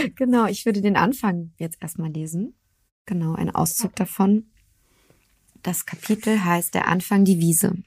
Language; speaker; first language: German; early bilingual, other home language; Turkish